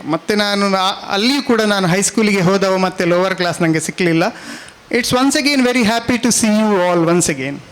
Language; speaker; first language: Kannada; non-native, local second language; Tulu